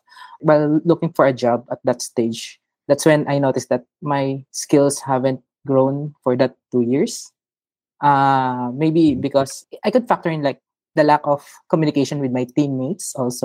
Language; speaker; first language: English; non-native, local second language; Filipino